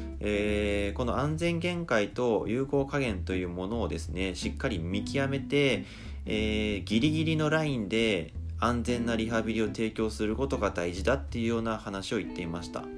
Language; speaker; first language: Japanese; native; Japanese